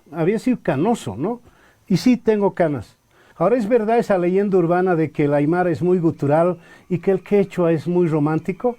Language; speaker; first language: Spanish; native; Spanish